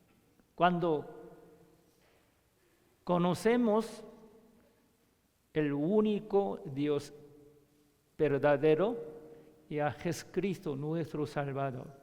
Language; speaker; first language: Spanish; non-native, learner; Korean